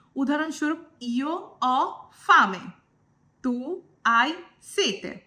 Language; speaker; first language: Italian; non-native, fluent; Bangla